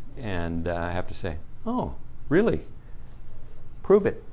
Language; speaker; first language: English; native; English